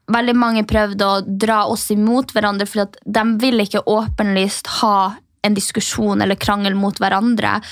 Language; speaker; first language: Norwegian; native; Norwegian